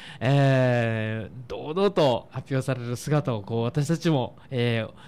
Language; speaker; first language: Japanese; native; Japanese